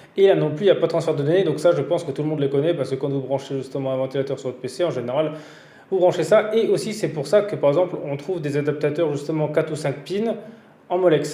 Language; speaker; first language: French; native; French